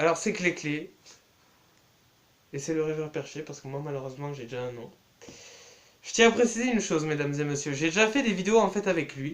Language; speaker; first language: French; native; French